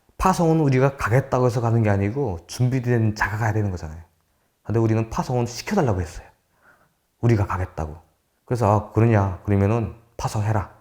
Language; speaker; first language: Korean; native; Korean